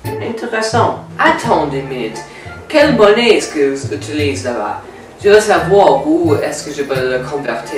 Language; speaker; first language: French; non-native, learner; English